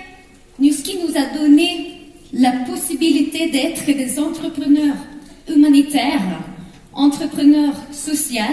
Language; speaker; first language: French; non-native, fluent; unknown